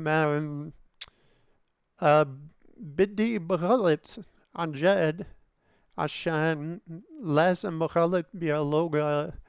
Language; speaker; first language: Arabic; non-native, learner; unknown